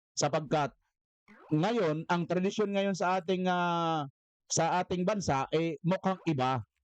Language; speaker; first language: Filipino; non-native, local second language; Waray